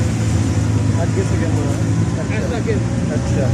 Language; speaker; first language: Hindi; non-native, local second language; Punjabi